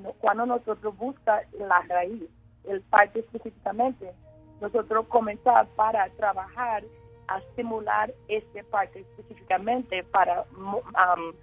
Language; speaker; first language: Spanish; non-native, learner; English